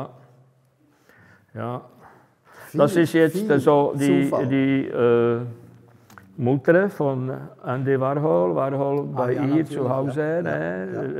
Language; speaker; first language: German; non-native, fluent; Czech